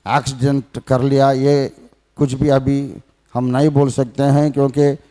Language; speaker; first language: Hindi; non-native, local second language; Telugu